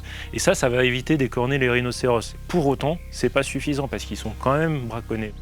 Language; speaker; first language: French; native; French